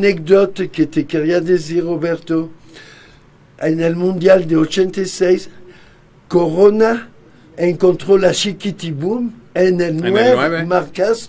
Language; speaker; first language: Spanish; non-native, fluent; French